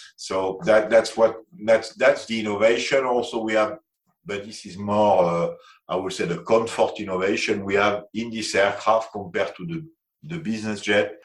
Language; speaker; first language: English; non-native, fluent; French